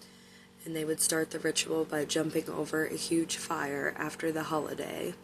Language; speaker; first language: English; native; English